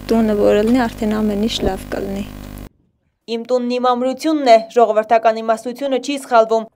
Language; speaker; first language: Armenian; native; Armenian